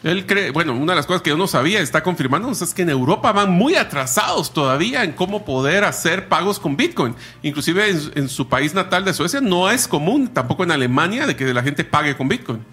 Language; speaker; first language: Spanish; native; Spanish